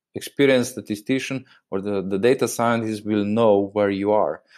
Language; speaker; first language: English; non-native, fluent; Slovenian